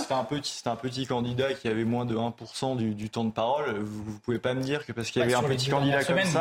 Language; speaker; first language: French; native; French